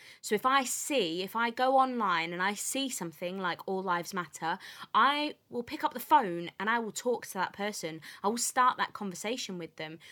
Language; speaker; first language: English; native; English